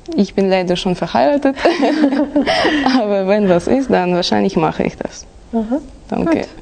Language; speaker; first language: German; non-native, fluent; Russian